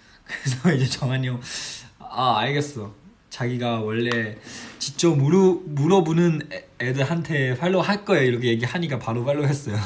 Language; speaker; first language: Korean; non-native, fluent; Chinese